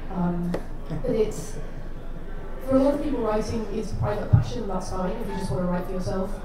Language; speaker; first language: English; native; English